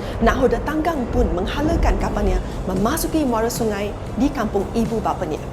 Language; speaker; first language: Malay; non-native, local second language; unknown